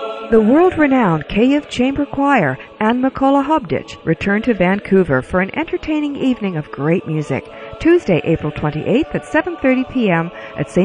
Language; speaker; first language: English; early bilingual, other home language; Ukrainian